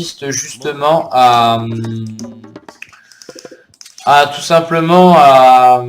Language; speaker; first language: French; native; French